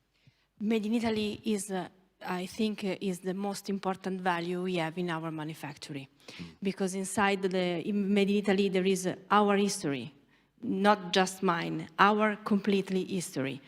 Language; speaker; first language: English; non-native, learner; Italian